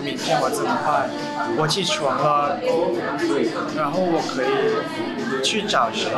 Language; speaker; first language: Chinese; non-native, learner; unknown